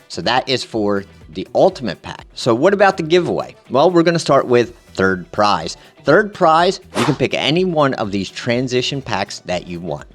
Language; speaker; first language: English; native; English